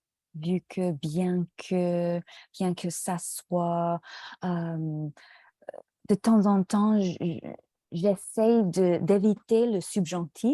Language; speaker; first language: French; non-native, fluent; English